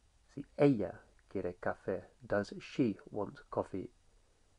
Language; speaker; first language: Spanish; non-native, fluent; English